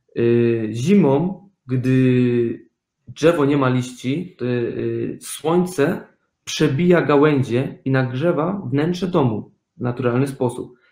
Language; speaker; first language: Polish; early bilingual, heritage; Polish